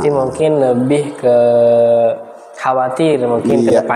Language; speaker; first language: Indonesian; native; Indonesian